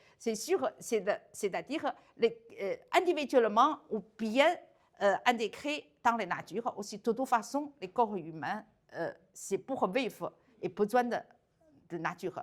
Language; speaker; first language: French; non-native, learner; Chinese